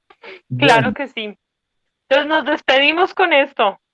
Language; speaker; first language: Spanish; native; Spanish